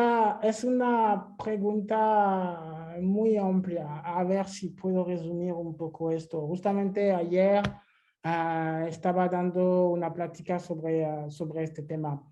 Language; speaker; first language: Spanish; non-native, fluent; French